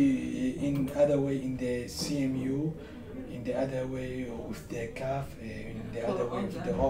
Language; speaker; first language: English; non-native, learner; Somali